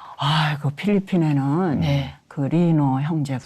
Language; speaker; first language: Korean; native; Korean